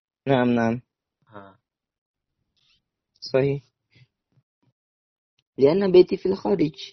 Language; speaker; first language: Arabic; non-native, learner; Indonesian